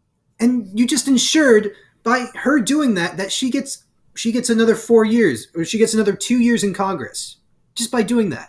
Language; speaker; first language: English; native; English